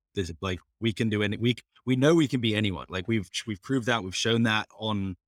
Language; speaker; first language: English; native; English